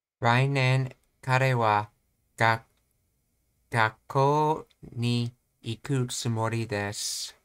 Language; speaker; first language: Japanese; non-native, learner; English